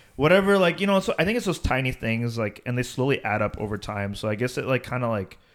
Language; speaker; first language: English; native; English